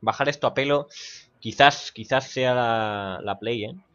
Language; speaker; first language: Spanish; native; Spanish